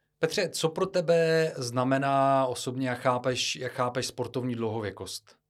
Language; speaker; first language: Czech; non-native, fluent; Bulgarian